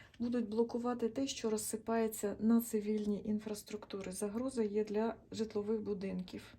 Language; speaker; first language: Ukrainian; non-native, local second language; Russian